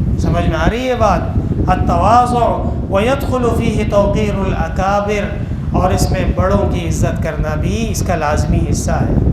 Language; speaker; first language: Urdu; non-native, local second language; Pashto